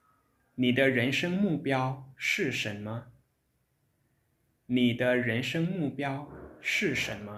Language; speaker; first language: Chinese; non-native, fluent; Lao